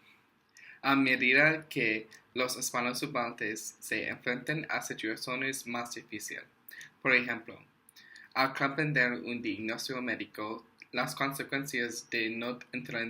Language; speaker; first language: Spanish; non-native, learner; English